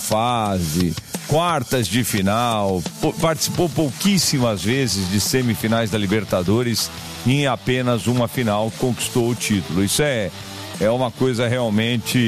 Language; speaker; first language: Portuguese; native; Portuguese